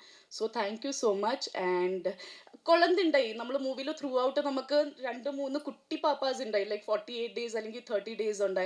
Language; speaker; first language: Malayalam; early bilingual, heritage; Malayalam